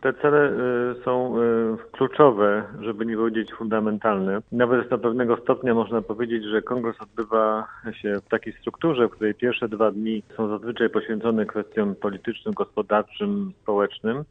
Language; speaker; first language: Polish; native; Polish